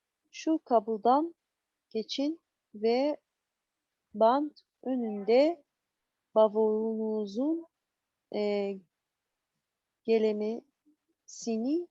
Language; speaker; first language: Turkish; non-native, learner; Arabic